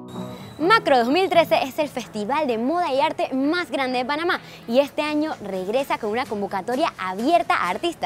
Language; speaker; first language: Spanish; native; Spanish